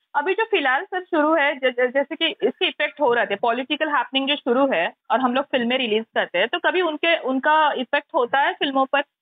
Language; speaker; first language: Hindi; non-native, local second language; Marathi